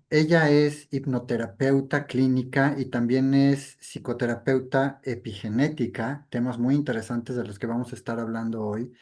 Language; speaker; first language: Spanish; native; Spanish